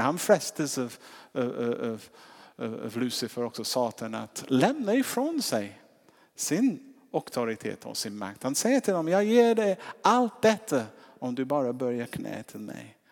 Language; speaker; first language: Swedish; non-native, fluent; English